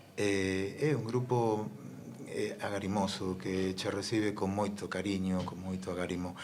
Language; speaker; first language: Galician; non-native, fluent; Spanish